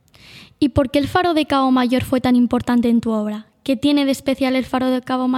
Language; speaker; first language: Spanish; native; Spanish